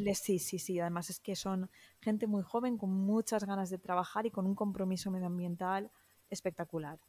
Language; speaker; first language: Spanish; native; Spanish